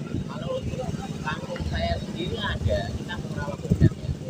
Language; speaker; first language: Malay; native; Malay